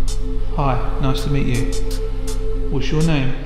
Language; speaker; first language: English; native; English